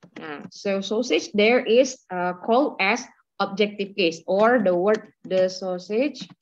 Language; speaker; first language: English; non-native, fluent; Indonesian